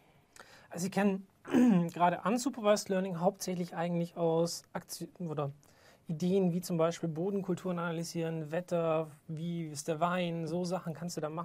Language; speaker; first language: German; native; German